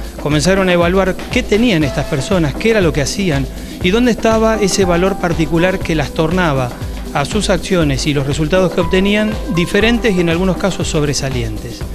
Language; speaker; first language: Spanish; native; Spanish